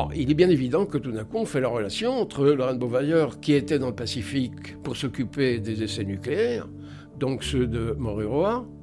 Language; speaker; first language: French; native; French